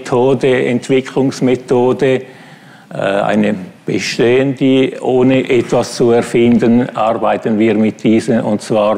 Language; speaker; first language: German; non-native, fluent; Italian